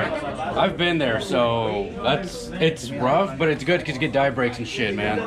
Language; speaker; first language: English; early bilingual, other home language; Spanish